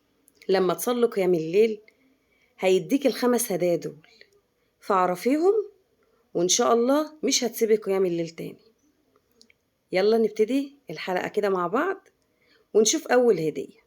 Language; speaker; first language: Arabic; native; Arabic